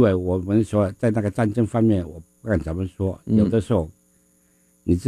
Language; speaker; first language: Chinese; non-native, fluent; Min Nan Chinese